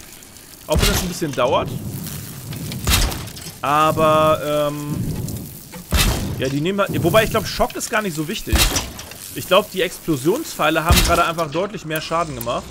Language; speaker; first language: German; native; German